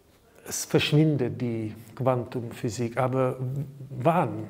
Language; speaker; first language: German; non-native, learner; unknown